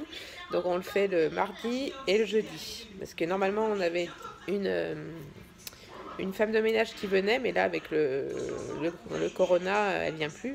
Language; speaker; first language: French; native; French